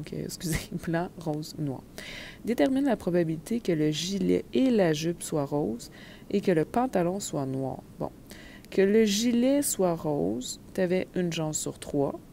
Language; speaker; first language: French; native; French